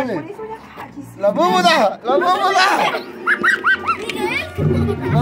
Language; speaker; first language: Spanish; native; Spanish